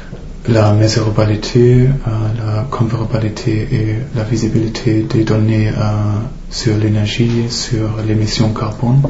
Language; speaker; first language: French; non-native, fluent; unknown